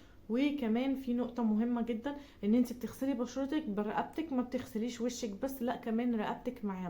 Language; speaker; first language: Arabic; native; Arabic